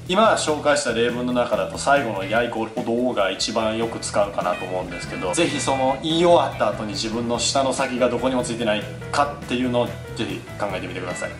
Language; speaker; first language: Japanese; native; Japanese